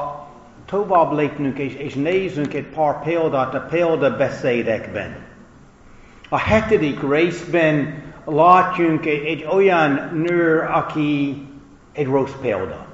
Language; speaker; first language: Hungarian; non-native, fluent; English